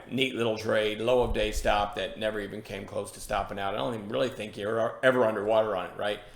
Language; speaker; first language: English; native; English